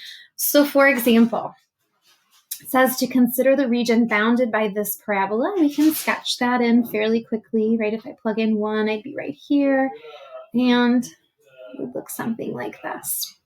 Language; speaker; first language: English; native; English